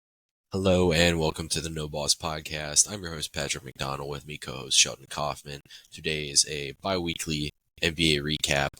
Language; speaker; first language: English; native; English